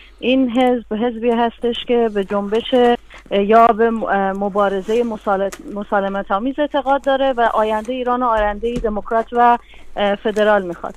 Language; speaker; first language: Persian; non-native, local second language; Arabic